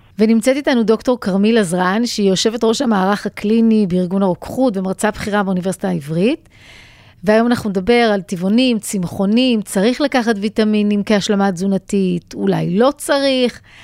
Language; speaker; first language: Hebrew; native; Hebrew